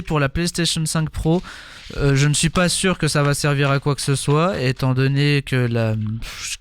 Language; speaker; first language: French; native; French